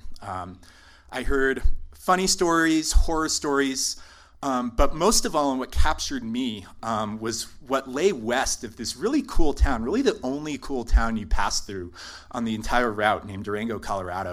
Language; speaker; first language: English; native; English